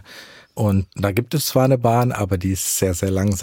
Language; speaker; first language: German; early bilingual, heritage; German